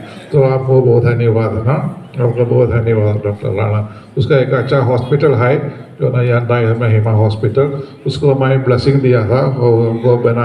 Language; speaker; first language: Hindi; non-native, local second language; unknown